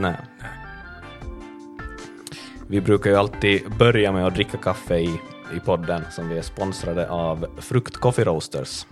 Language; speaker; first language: Swedish; native; Swedish